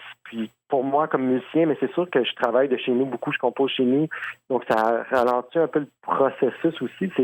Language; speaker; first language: French; native; French